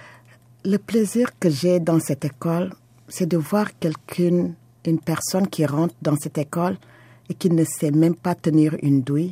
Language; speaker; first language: French; non-native, local second language; Wolof